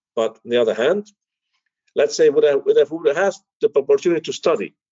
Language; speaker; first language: English; early bilingual, other home language; Dutch